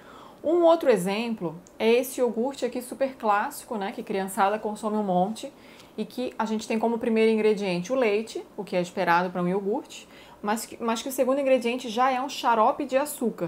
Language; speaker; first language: Portuguese; native; Portuguese